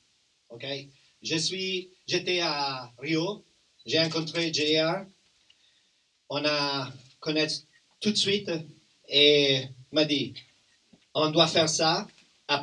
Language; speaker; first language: French; non-native, learner; Italian